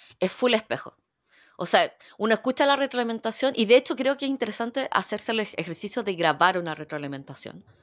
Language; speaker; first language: Spanish; early bilingual, other home language; Korean